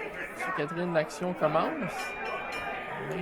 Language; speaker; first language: French; native; French